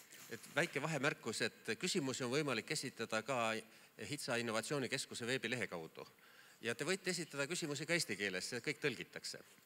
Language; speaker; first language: Estonian; native; Estonian